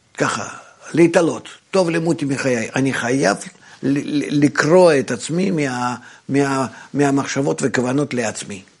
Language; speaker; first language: Hebrew; non-native, fluent; Russian